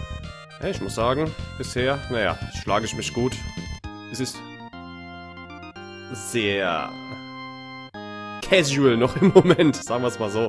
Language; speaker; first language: German; native; German